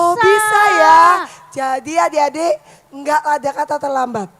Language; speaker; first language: Indonesian; native; Indonesian